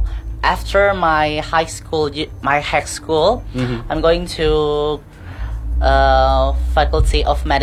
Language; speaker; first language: English; non-native, learner; Indonesian